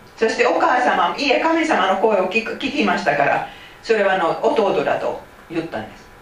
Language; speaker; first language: Japanese; non-native, fluent; Finnish